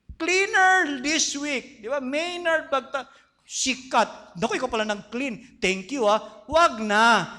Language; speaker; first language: Filipino; non-native, fluent; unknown